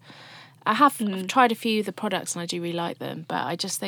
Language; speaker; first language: English; native; English